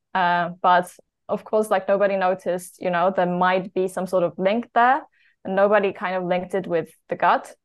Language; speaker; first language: English; non-native, fluent; Polish